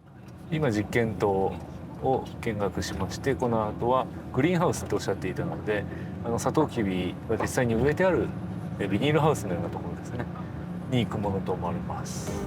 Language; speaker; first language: Japanese; native; Japanese